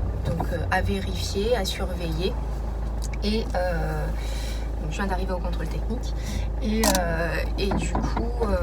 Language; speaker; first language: French; native; French